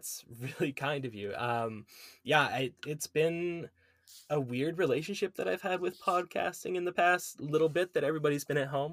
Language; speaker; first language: English; native; English